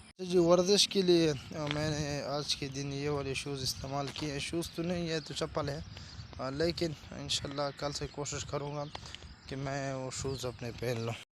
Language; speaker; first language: Urdu; non-native, local second language; Pashto